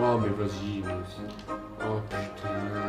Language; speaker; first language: French; native; French